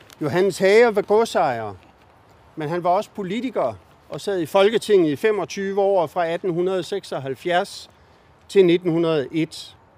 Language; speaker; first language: Danish; native; Danish